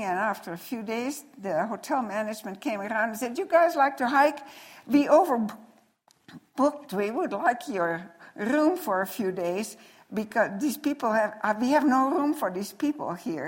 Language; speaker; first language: English; non-native, fluent; Dutch